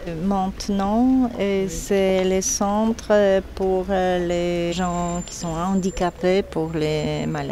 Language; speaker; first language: French; non-native, fluent; Polish